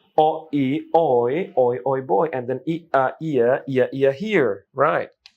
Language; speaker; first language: English; non-native, local second language; Bangla